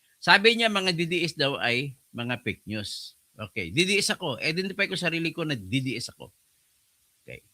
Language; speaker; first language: Filipino; non-native, local second language; Hiligaynon